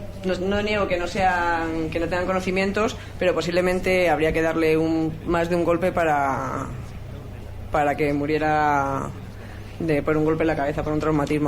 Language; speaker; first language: Spanish; native; Spanish